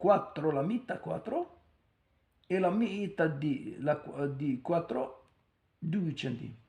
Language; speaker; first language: Italian; non-native, learner; Arabic